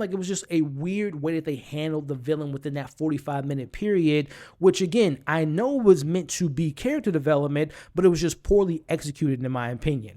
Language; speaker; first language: English; native; English